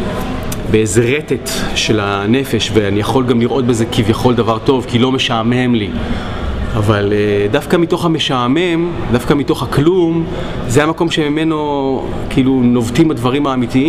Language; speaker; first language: Hebrew; native; Hebrew